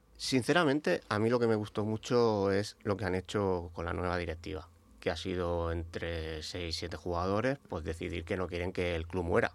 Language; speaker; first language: Spanish; native; Spanish